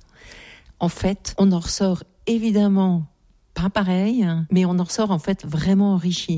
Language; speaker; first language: French; native; French